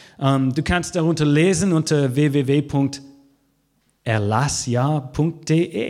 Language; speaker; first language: German; non-native, fluent; English